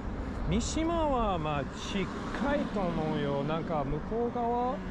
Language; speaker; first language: Japanese; non-native, learner; English